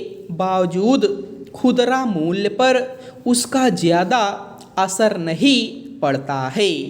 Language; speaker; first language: Hindi; native; Hindi